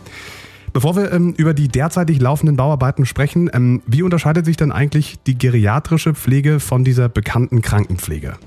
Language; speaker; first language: German; native; German